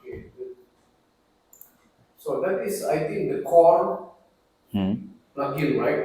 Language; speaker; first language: English; non-native, fluent; Indonesian